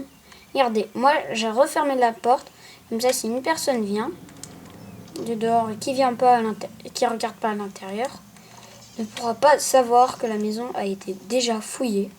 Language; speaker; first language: French; native; French